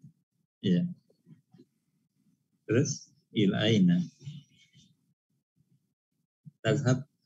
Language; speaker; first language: Arabic; non-native, fluent; Indonesian